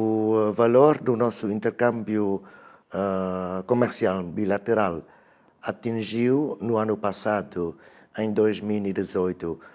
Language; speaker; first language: Portuguese; non-native, fluent; Vietnamese